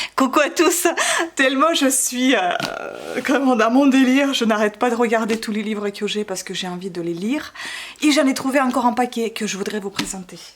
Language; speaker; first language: French; non-native, fluent; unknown